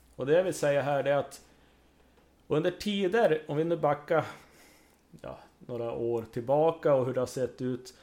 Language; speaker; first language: Swedish; native; Swedish